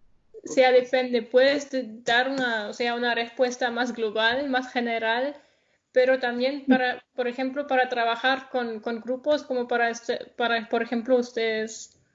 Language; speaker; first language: Spanish; non-native, fluent; German